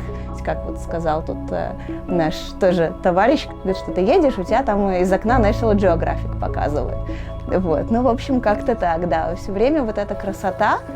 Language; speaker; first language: Russian; native; Russian